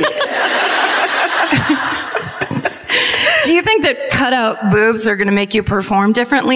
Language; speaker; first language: English; native; English